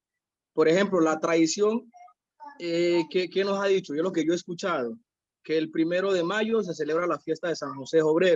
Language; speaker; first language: Spanish; native; Spanish